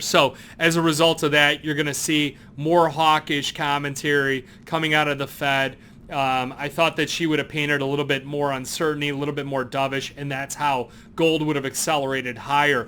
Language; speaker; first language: English; native; English